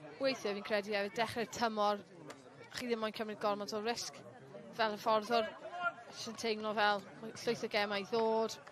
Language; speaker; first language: Welsh; native; Welsh